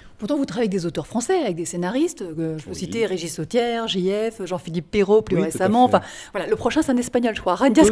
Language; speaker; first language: French; native; French